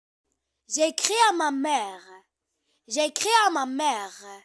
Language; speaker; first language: French; non-native, fluent; Arabic